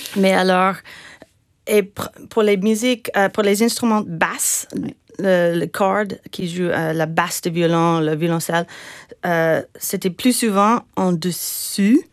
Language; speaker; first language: French; non-native, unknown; English